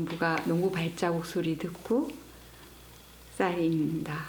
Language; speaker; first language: Korean; native; Korean